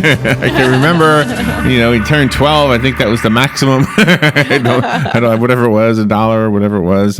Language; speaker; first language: English; native; English